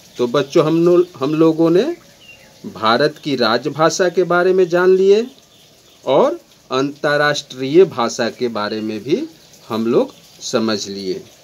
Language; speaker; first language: Hindi; native; Hindi